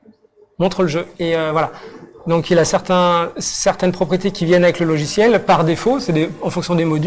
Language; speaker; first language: French; native; French